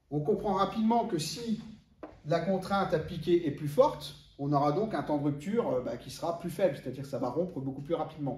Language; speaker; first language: French; native; French